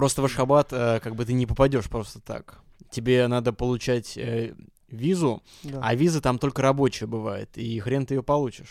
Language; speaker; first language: Russian; native; Russian